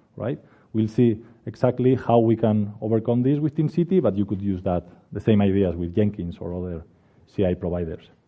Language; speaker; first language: English; non-native, fluent; Spanish